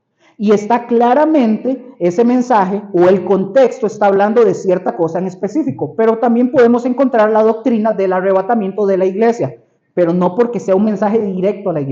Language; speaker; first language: Spanish; native; Spanish